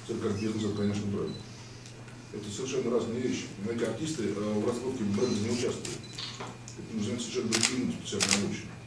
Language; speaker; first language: Russian; native; Russian